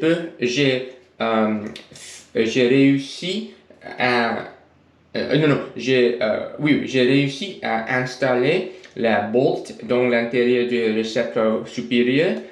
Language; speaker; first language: French; non-native, learner; English